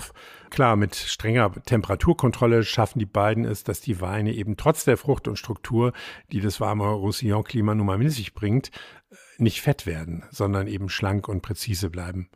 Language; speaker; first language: German; native; German